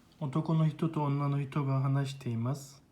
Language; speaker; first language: Japanese; non-native, fluent; Turkish